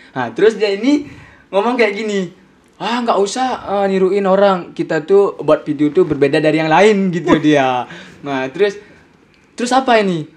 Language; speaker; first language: Indonesian; non-native, local second language; Balinese